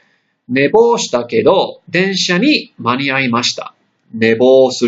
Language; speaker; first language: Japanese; non-native, fluent; English